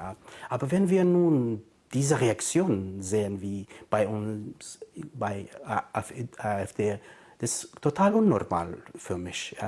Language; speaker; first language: German; non-native, fluent; Kurdish